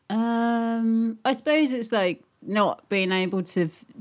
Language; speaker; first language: English; native; English